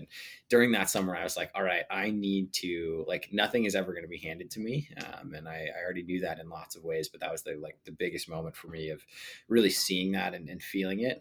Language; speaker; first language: English; native; English